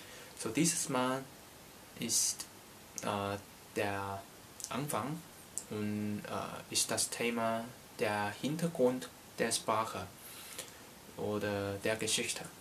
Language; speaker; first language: German; non-native, learner; Cantonese